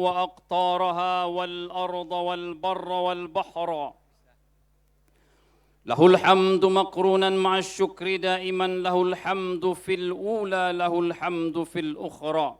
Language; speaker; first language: Arabic; non-native, fluent; Indonesian